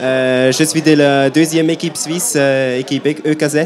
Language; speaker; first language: French; non-native, local second language; German